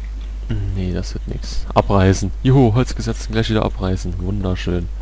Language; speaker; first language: German; native; German